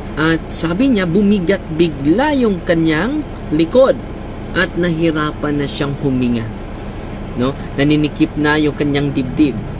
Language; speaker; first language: Filipino; non-native, local second language; Cebuano